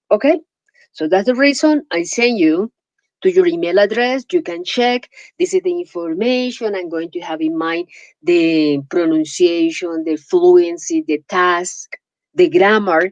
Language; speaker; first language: English; non-native, fluent; Spanish